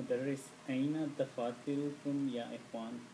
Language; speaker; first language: Arabic; non-native, learner; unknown